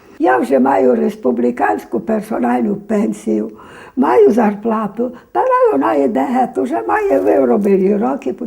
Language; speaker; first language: Ukrainian; native; Ukrainian